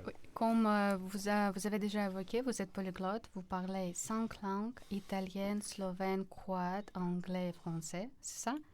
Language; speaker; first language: French; non-native, fluent; Polish